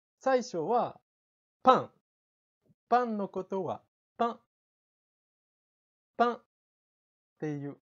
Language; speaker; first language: Japanese; non-native, fluent; French